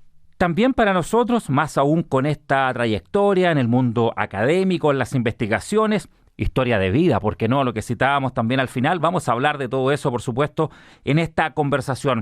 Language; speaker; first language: Spanish; native; Spanish